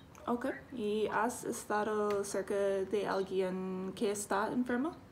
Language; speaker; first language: Spanish; non-native, learner; English